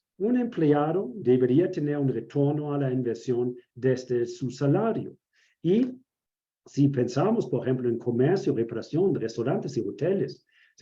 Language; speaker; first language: Spanish; non-native, fluent; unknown